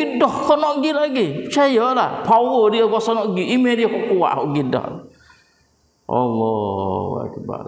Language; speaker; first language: Malay; native; Malay